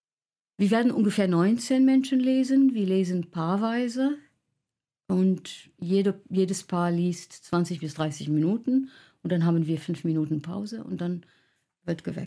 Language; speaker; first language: German; non-native, fluent; Arabic